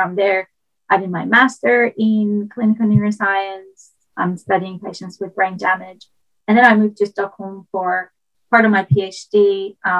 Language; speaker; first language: English; non-native, fluent; Persian